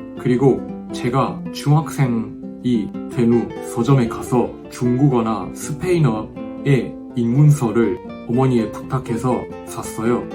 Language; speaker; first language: Korean; non-native, fluent; Japanese